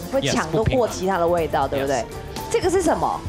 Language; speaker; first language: Chinese; native; Chinese